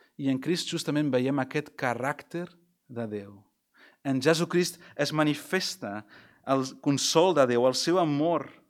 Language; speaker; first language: Catalan; non-native, local second language; Spanish